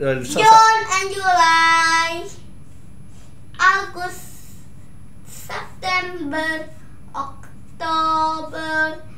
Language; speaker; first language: English; non-native, learner; Indonesian